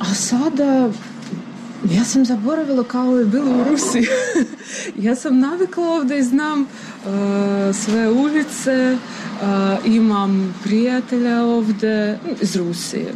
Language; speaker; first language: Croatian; non-native, learner; Russian